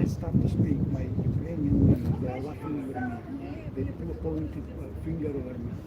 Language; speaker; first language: English; non-native, learner; Ukrainian